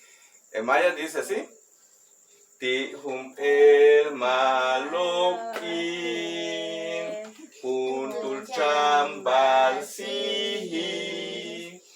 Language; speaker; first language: Spanish; native; Spanish